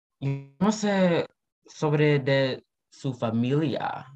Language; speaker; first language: Spanish; non-native, learner; English